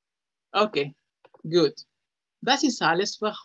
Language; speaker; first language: German; non-native, fluent; Spanish